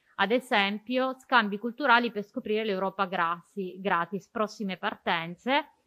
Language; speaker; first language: Italian; native; Italian